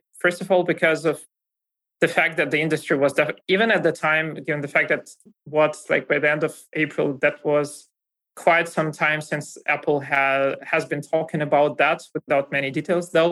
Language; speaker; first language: English; non-native, fluent; Russian